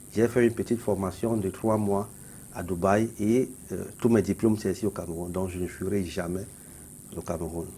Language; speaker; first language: French; non-native, local second language; Basaa